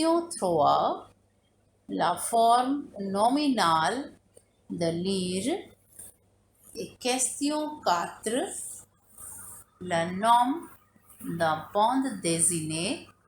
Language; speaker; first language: French; non-native, fluent; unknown